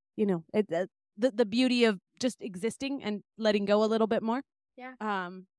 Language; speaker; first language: English; native; English